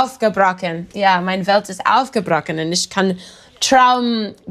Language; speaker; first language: German; non-native, learner; English